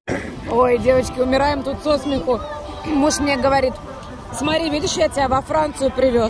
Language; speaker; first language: Russian; native; Russian